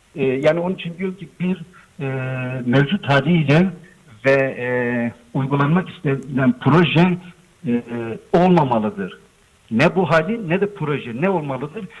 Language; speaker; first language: Turkish; non-native, local second language; Zaza